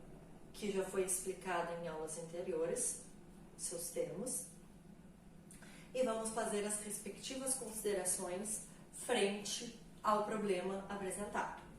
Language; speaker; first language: Portuguese; native; Portuguese